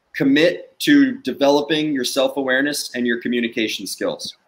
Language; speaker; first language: English; native; English